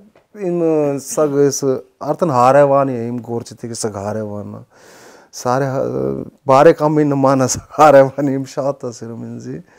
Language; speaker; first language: Armenian; non-native, learner; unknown